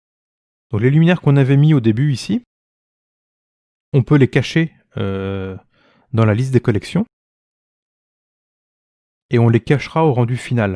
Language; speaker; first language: French; native; French